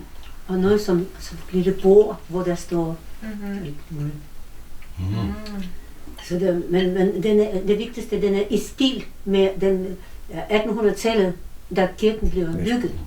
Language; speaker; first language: Danish; non-native, learner; Russian